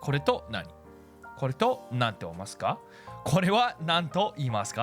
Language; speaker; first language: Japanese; non-native, fluent; English